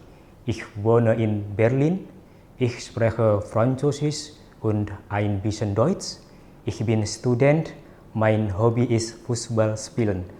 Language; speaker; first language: German; non-native, fluent; Indonesian